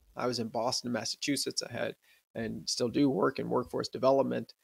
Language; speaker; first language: English; native; English